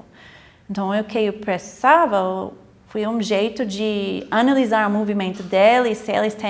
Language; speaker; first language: Portuguese; non-native, fluent; English